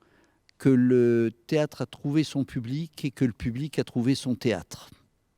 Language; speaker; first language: French; native; French